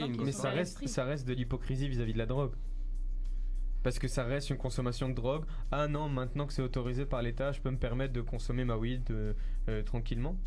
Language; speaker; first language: French; native; French